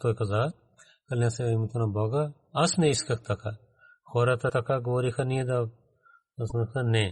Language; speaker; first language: Bulgarian; non-native, learner; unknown